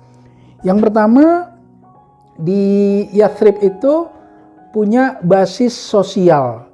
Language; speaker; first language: Indonesian; native; Indonesian